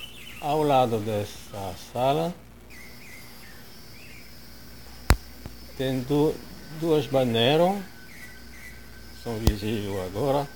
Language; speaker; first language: Portuguese; non-native, fluent; French